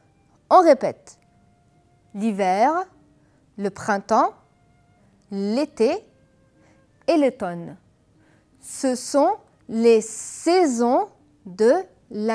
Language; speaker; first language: French; non-native, fluent; Arabic